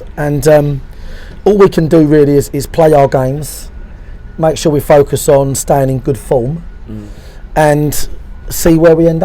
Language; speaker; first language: English; native; English